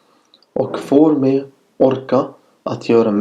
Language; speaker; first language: Swedish; non-native, fluent; Arabic